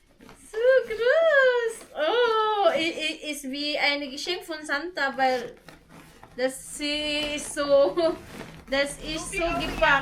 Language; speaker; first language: German; non-native, learner; Cebuano